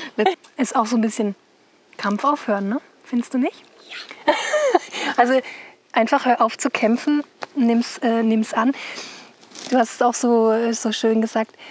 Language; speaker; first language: German; native; German